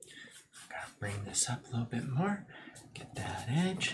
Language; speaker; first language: English; native; English